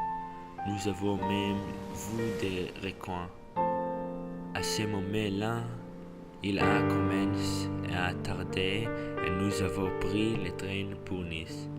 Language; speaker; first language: French; non-native, learner; English